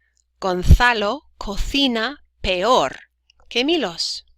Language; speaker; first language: Spanish; non-native, fluent; English